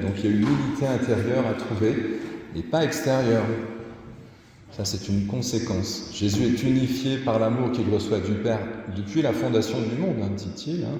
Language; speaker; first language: French; native; French